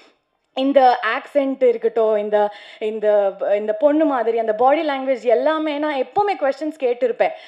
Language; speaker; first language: Tamil; non-native, learner; Kannada